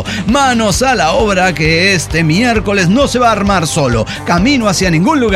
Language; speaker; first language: Spanish; native; Spanish